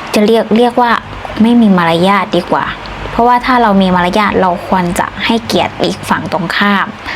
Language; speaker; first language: Thai; native; Thai